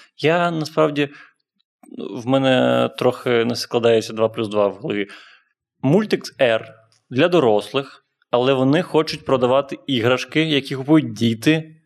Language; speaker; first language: Ukrainian; non-native, local second language; Russian